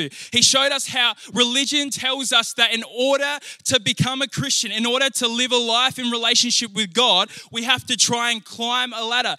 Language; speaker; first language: English; native; English